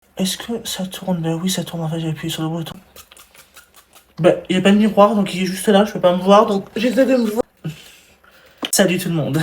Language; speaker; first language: French; native; French